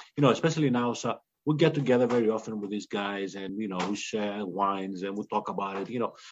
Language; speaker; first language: English; non-native, fluent; Greek